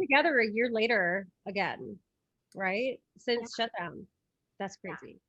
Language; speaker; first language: English; native; English